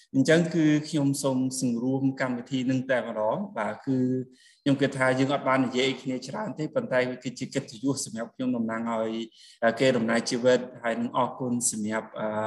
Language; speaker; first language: Khmer; native; Khmer